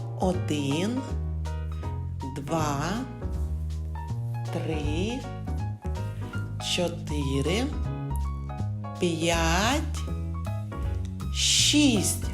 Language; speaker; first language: Ukrainian; native; Ukrainian